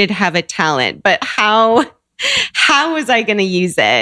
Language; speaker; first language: English; native; English